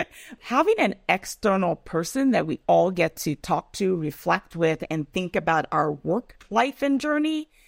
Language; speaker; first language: English; non-native, local second language; Yoruba